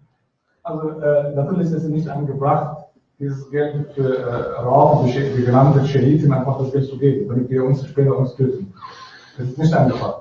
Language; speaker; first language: German; non-native, fluent; Arabic